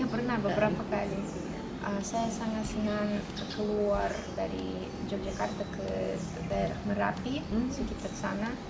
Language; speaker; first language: Indonesian; non-native, fluent; Russian